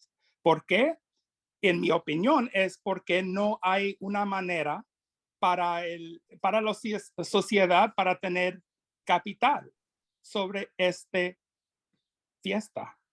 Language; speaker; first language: Spanish; non-native, fluent; English